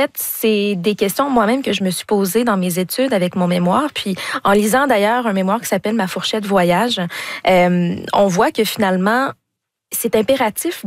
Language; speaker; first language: French; native; French